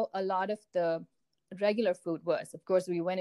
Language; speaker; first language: English; non-native, local second language; Tamil